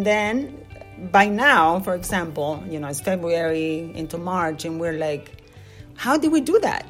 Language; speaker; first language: English; non-native, fluent; Spanish